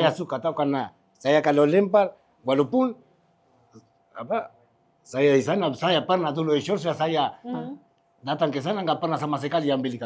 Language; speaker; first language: Indonesian; non-native, fluent; Spanish